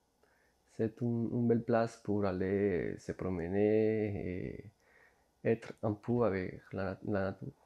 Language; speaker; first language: French; non-native, fluent; Spanish